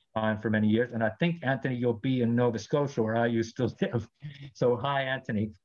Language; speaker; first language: English; native; English